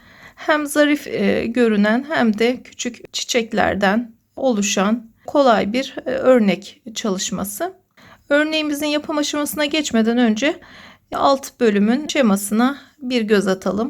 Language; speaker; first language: Turkish; native; Turkish